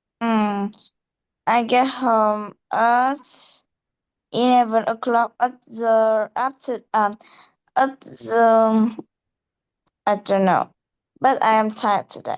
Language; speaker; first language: English; non-native, learner; Vietnamese